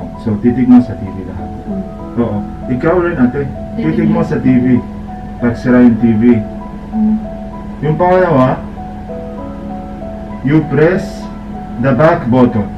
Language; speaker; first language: Filipino; non-native, learner; Arabic